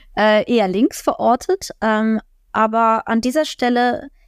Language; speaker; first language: German; non-native, fluent; Ukrainian